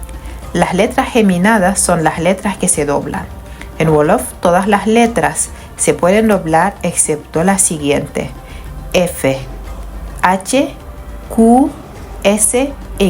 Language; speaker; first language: Spanish; non-native, fluent; Wolof